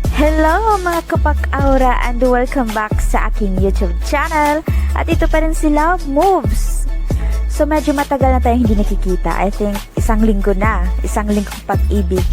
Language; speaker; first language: Filipino; non-native, local second language; Cebuano